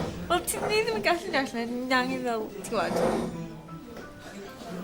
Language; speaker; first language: Welsh; non-native, local second language; English